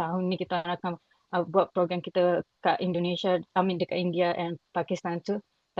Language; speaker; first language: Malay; non-native, local second language; Rohingya